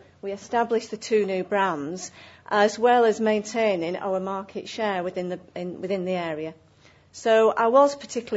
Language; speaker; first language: English; native; English